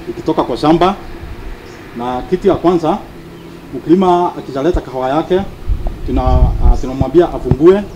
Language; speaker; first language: Swahili; non-native, local second language; Kikuyu